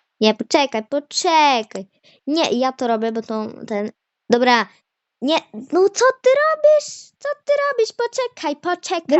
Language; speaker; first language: Polish; native; Polish